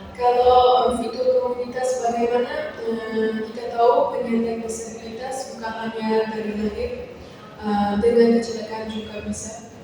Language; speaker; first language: Indonesian; non-native, learner; Uzbek